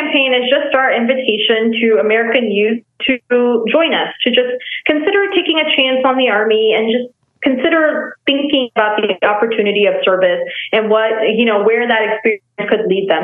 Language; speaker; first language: English; non-native, local second language; Nepali